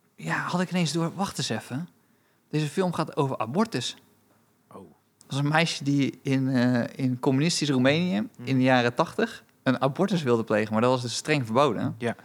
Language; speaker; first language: Dutch; early bilingual, other home language; Romanian